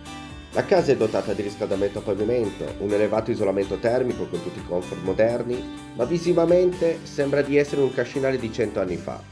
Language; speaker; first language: Italian; native; Italian